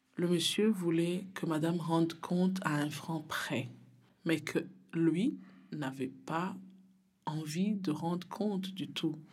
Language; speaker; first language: French; non-native, local second language; Rundi